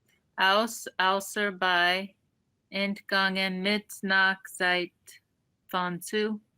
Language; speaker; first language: German; non-native, learner; English